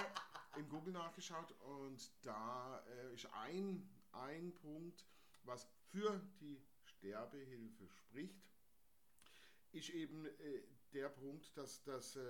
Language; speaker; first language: German; native; German